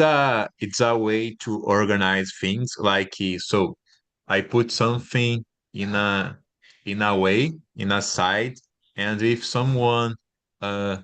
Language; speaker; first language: English; non-native, learner; Portuguese